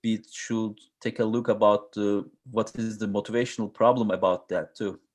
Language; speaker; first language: English; non-native, learner; Turkish